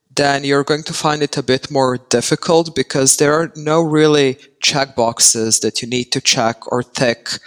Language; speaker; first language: English; non-native, fluent; Serbian